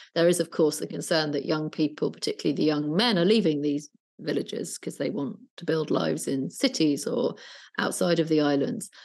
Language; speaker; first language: English; native; English